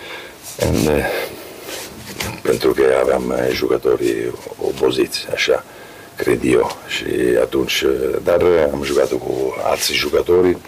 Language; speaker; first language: Romanian; non-native, learner; Italian